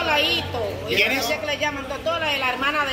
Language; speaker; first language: Spanish; native; Spanish